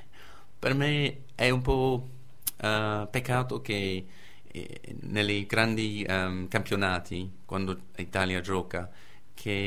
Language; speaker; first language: Italian; non-native, fluent; English